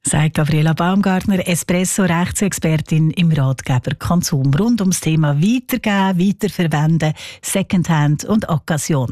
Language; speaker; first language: German; native; German